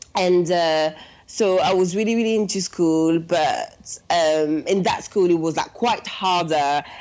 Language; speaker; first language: English; non-native, fluent; French